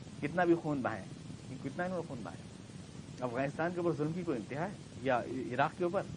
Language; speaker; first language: Urdu; native; Urdu